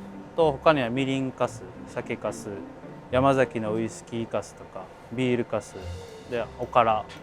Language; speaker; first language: Japanese; native; Japanese